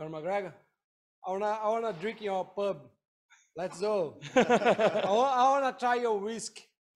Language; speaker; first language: English; non-native, learner; Portuguese